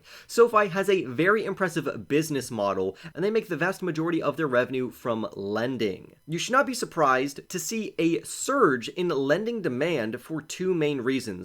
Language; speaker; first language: English; native; English